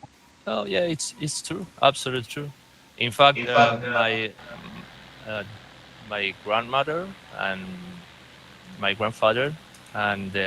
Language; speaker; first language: English; non-native, fluent; Spanish